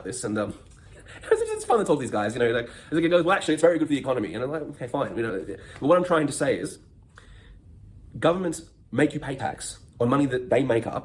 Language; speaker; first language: English; native; English